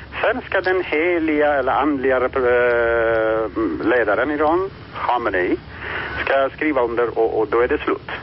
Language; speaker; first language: Swedish; non-native, fluent; Persian